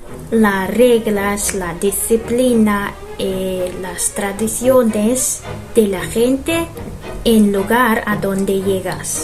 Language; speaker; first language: Spanish; non-native, fluent; Russian